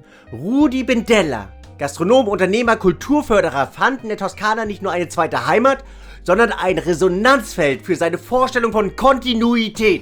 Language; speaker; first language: German; native; German